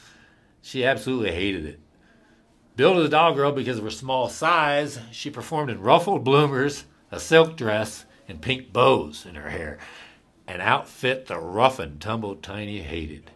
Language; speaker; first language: English; native; English